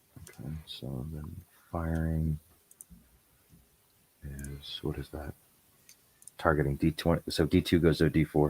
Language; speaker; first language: English; native; English